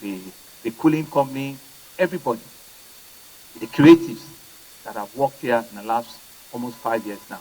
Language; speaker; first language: English; non-native, local second language; Yoruba